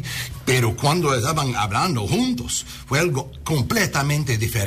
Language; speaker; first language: Spanish; non-native, learner; English